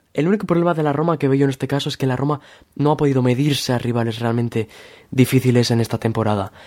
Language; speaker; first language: Spanish; native; Spanish